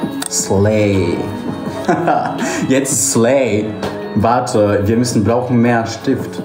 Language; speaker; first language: German; non-native, fluent; Polish